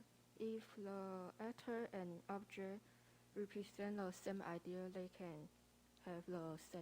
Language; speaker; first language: English; non-native, learner; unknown